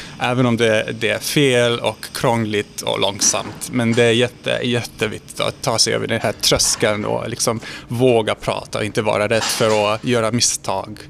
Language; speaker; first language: Swedish; non-native, fluent; Hungarian